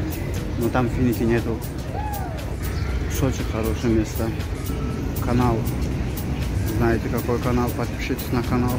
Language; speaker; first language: Russian; non-native, learner; Azerbaijani